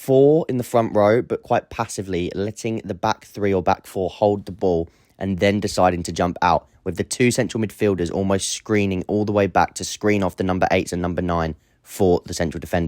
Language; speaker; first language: English; native; English